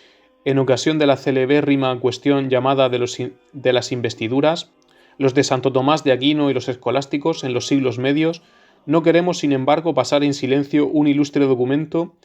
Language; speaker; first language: Spanish; native; Spanish